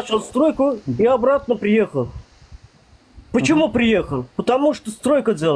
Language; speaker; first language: Russian; non-native, local second language; Turkmen